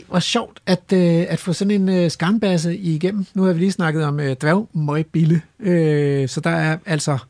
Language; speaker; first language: Danish; native; Danish